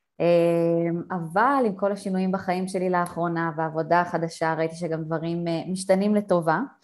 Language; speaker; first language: Hebrew; native; Hebrew